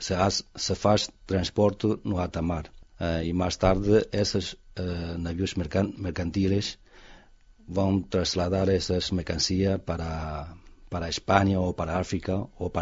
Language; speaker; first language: Portuguese; non-native, fluent; Chinese